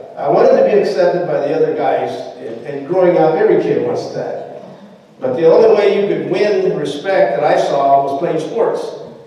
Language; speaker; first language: English; early bilingual, other home language; Spanish